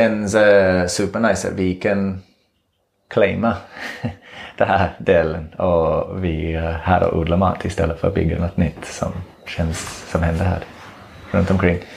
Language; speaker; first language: Swedish; non-native, fluent; English